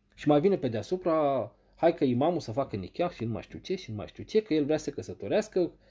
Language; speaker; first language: Romanian; non-native, fluent; Arabic